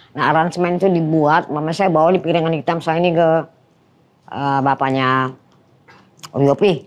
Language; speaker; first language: Indonesian; non-native, fluent; Dutch